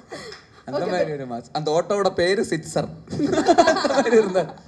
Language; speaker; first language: Tamil; non-native, learner; Malayalam